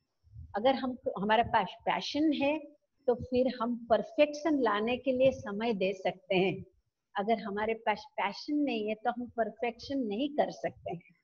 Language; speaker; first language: Hindi; non-native, local second language; Odia